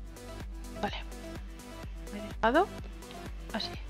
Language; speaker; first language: Spanish; native; Spanish